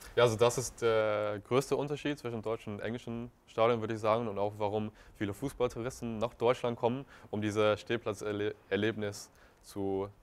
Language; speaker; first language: German; non-native, fluent; English